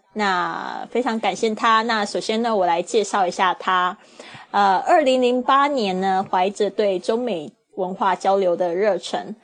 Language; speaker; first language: Chinese; native; Chinese